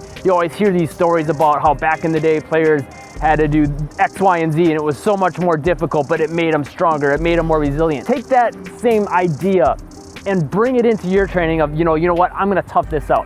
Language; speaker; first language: English; native; English